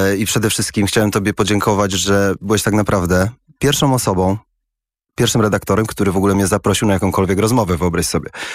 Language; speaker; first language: Polish; early bilingual, heritage; Polish